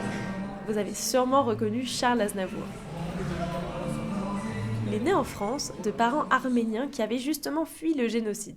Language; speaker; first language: French; native; French